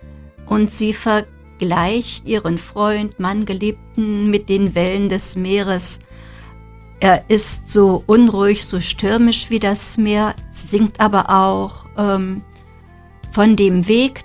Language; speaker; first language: German; native; German